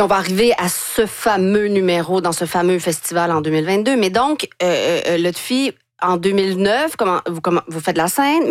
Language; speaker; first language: French; native; French